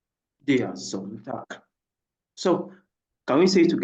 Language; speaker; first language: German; non-native, fluent; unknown